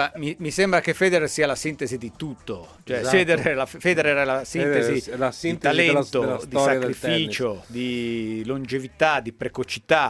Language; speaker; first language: Italian; native; Italian